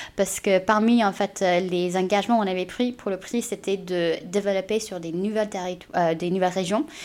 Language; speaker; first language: French; non-native, fluent; English